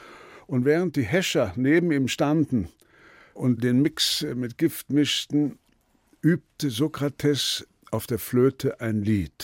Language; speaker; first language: German; native; German